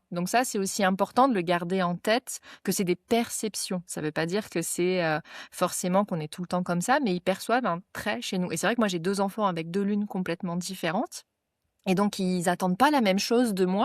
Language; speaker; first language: French; native; French